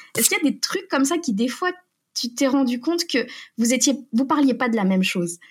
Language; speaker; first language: French; native; French